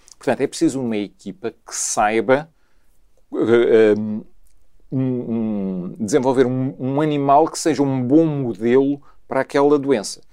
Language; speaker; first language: Portuguese; native; Portuguese